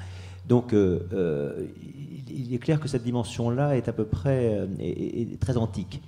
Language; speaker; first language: French; native; French